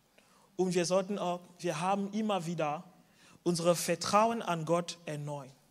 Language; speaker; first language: German; non-native, fluent; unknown